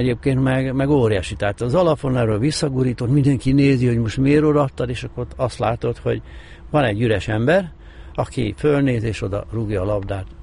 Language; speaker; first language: Hungarian; native; Hungarian